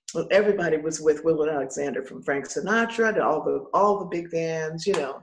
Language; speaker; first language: English; native; English